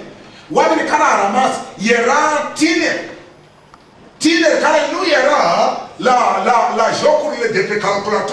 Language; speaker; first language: Romanian; non-native, learner; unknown